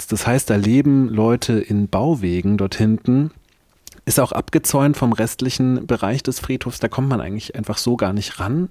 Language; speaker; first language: German; native; German